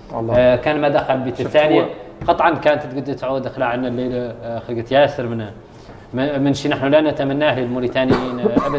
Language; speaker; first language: Arabic; native; Arabic